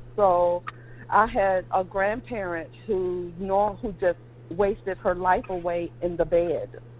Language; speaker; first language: English; native; English